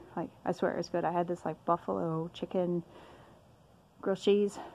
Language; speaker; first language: English; native; English